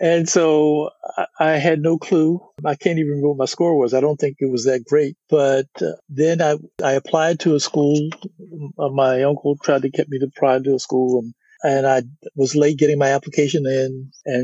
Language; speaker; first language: English; native; English